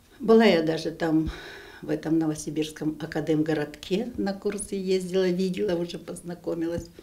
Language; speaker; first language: Russian; native; Russian